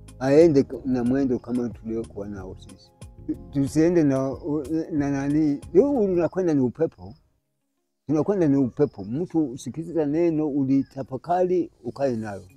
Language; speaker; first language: Swahili; non-native, local second language; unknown